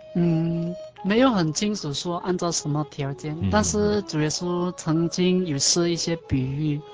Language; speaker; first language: Chinese; non-native, local second language; Hakka Chinese